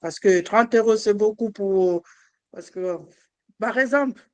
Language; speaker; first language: French; non-native, fluent; German